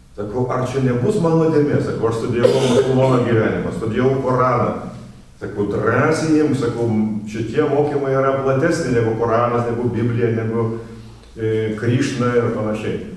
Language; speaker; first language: Lithuanian; non-native, fluent; Russian